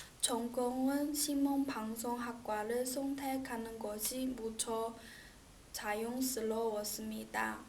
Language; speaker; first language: Korean; non-native, learner; Chinese